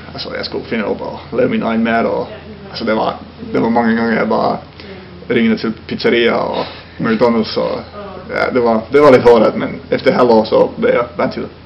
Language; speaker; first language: Danish; non-native, fluent; Finnish